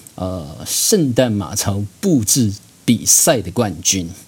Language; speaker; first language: Chinese; native; Chinese